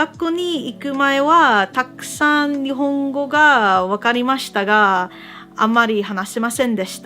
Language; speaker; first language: Japanese; non-native, learner; English